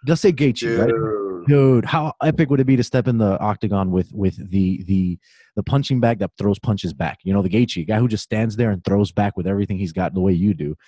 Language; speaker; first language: English; native; English